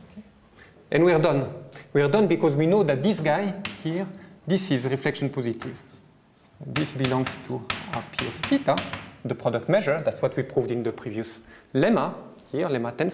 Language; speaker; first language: English; non-native, fluent; French